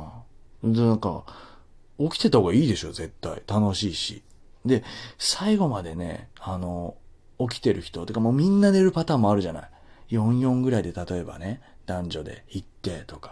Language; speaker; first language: Japanese; native; Japanese